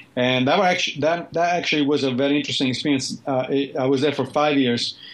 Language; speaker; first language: English; non-native, fluent; Italian